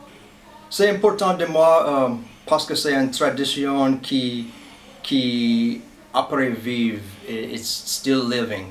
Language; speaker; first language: French; non-native, local second language; English